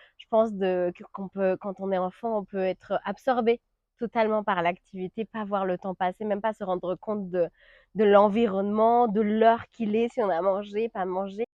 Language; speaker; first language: French; non-native, fluent; Spanish